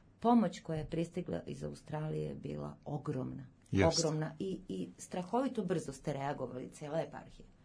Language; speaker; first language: Serbian; native; Serbian